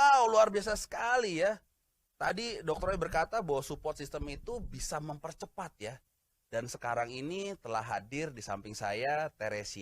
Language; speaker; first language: Indonesian; native; Indonesian